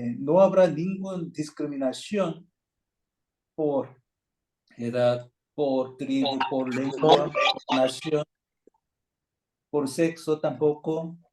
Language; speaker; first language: Spanish; non-native, fluent; Korean